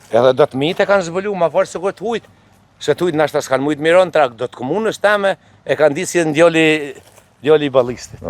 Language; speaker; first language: Albanian; native; Albanian